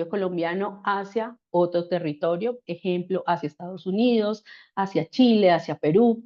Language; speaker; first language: Spanish; native; Spanish